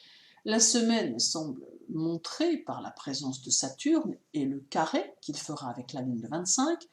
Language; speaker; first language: French; native; French